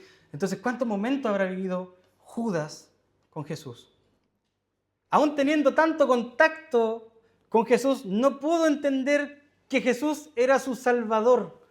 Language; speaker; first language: Spanish; native; Spanish